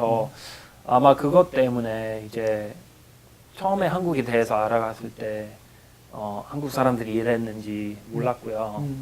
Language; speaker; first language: Korean; non-native, fluent; English